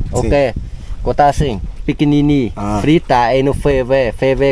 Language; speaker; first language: Portuguese; non-native, learner; Vietnamese